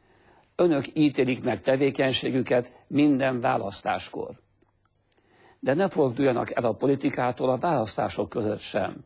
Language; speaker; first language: Hungarian; native; Hungarian